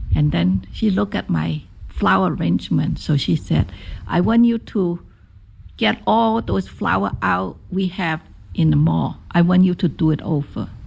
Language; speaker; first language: English; non-native, fluent; Chinese